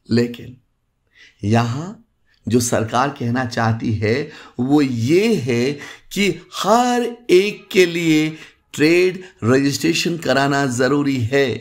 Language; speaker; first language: Hindi; native; Hindi